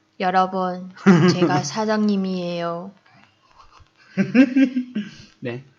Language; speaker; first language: Korean; non-native, fluent; Chinese